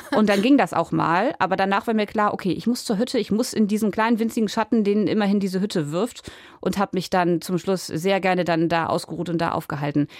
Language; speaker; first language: German; native; German